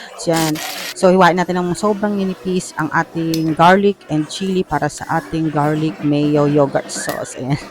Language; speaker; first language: Filipino; native; Filipino